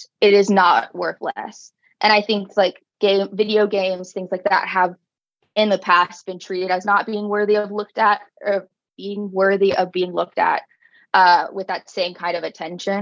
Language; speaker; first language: English; native; English